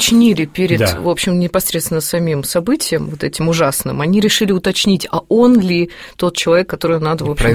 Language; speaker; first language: Russian; native; Russian